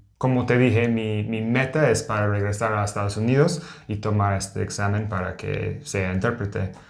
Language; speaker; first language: Spanish; non-native, learner; English